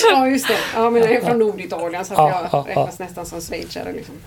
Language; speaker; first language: Swedish; native; Swedish